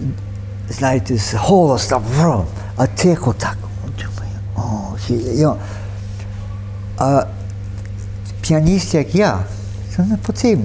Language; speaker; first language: Ukrainian; early bilingual, heritage; Ukrainian